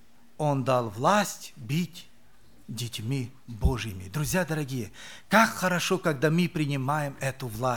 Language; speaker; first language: Russian; non-native, local second language; Romany